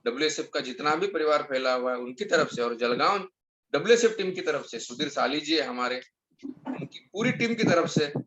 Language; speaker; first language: Hindi; non-native, local second language; Marathi